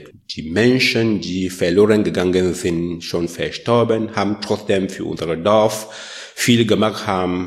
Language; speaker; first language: German; non-native, learner; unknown